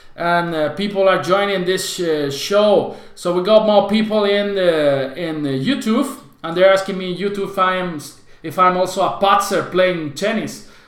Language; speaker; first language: English; non-native, fluent; Spanish